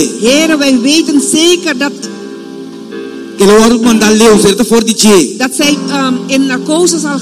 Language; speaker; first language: Dutch; non-native, local second language; Papiamento